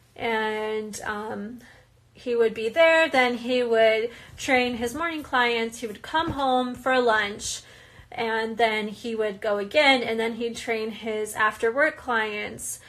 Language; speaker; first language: English; native; English